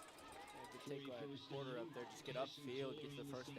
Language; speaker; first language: English; native; English